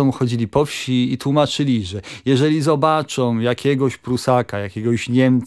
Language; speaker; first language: Polish; native; Polish